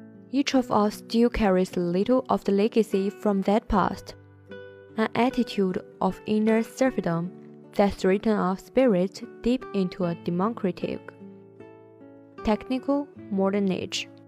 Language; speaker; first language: English; non-native, learner; Chinese